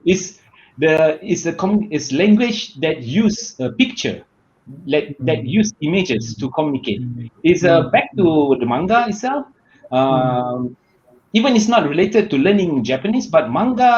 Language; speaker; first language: English; non-native, learner; Malay